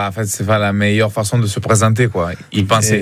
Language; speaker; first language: French; non-native, fluent; Italian